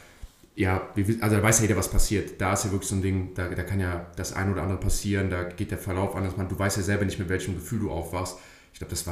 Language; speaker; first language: German; native; German